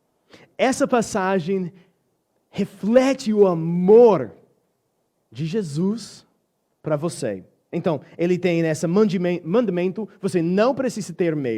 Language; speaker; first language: Portuguese; non-native, fluent; English